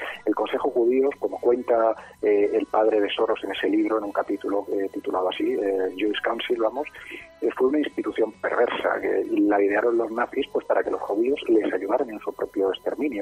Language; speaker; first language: Spanish; native; Spanish